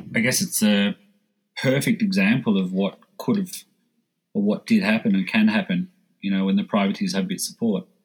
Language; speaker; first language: English; native; English